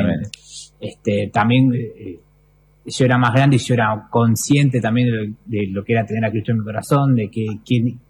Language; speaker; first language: Spanish; native; Spanish